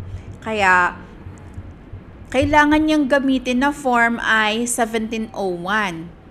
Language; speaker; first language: Filipino; native; Filipino